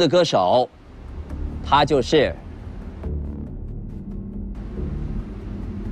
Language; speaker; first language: Chinese; native; Chinese